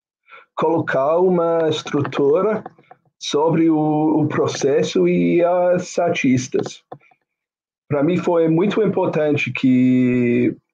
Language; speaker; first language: Portuguese; non-native, fluent; English